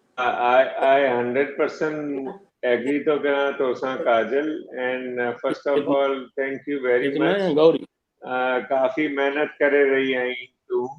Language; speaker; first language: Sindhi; early bilingual, heritage; Sindhi